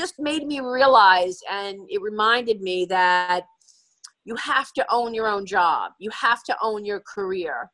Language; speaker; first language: English; native; English